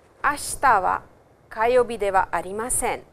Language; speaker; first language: Japanese; non-native, fluent; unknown